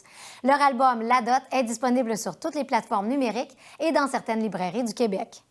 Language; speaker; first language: French; native; French